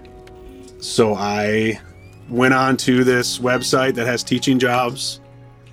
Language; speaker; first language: English; native; English